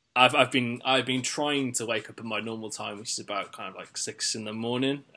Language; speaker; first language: English; native; English